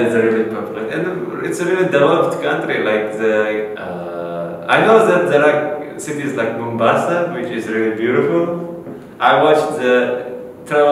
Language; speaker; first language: English; non-native, fluent; Uzbek